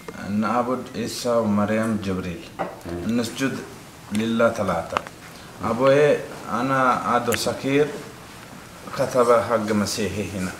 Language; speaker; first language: Arabic; non-native, learner; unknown